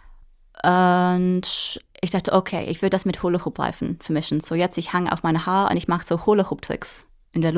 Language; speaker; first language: German; non-native, fluent; English